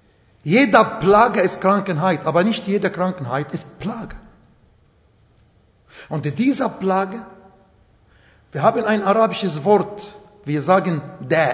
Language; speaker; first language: German; non-native, fluent; Arabic